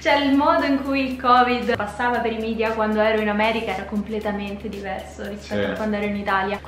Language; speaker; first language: Italian; native; Italian